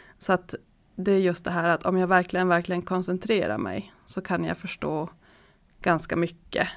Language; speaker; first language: Swedish; native; Swedish